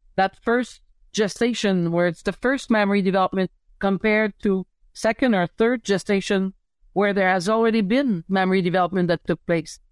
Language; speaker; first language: English; native; English